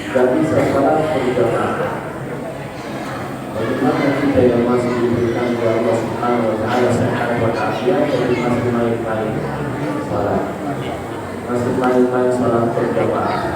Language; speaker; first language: Indonesian; non-native, learner; Arabic